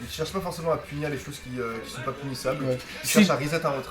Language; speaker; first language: French; native; French